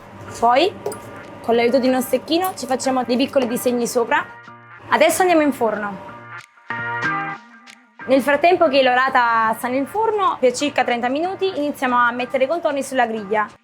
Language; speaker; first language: Italian; native; Italian